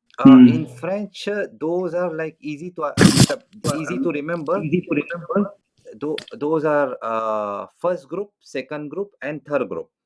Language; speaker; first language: English; non-native, local second language; French